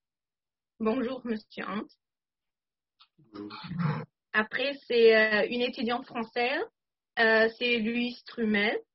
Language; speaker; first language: French; non-native, fluent; German